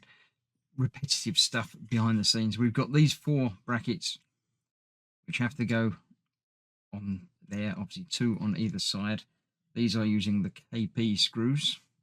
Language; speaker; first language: English; native; English